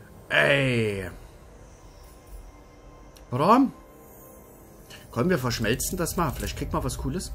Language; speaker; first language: German; native; German